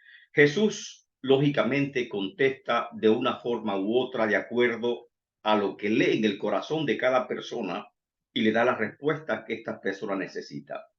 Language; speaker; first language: Spanish; native; Spanish